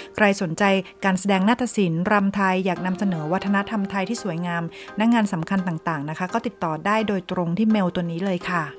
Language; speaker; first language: Thai; native; Thai